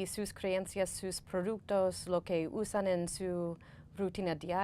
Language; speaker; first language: Spanish; non-native, fluent; English